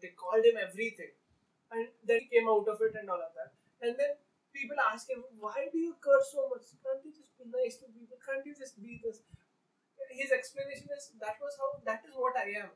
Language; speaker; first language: English; non-native, local second language; Marathi